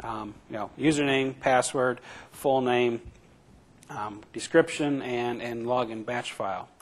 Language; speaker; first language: English; native; English